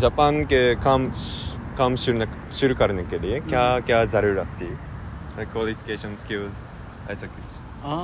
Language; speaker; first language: Hindi; non-native, fluent; Japanese